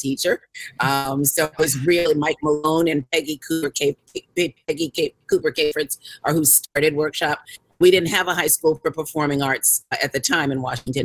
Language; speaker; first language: English; native; English